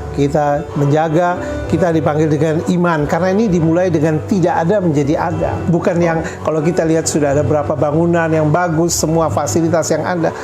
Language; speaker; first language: Indonesian; native; Indonesian